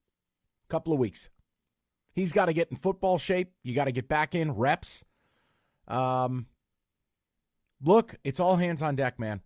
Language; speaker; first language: English; native; English